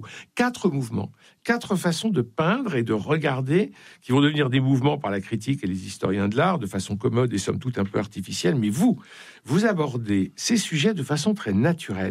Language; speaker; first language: French; native; French